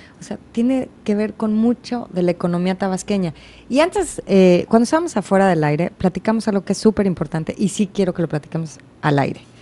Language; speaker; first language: Spanish; native; Spanish